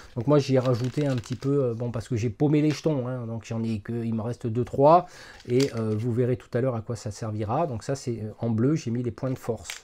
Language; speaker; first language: French; native; French